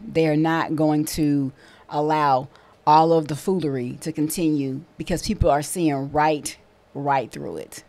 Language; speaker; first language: English; native; English